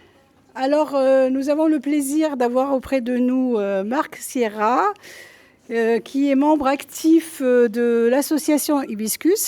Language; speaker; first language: French; native; French